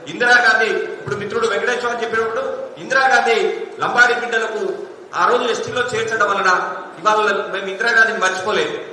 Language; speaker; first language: Telugu; non-native, local second language; Lambadi